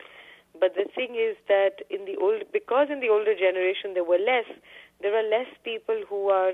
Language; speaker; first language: English; non-native, local second language; Hindi